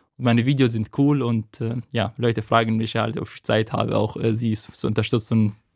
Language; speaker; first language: German; non-native, fluent; Arabic